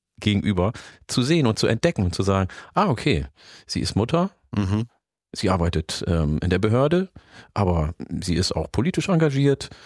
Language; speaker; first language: German; non-native, fluent; Oromo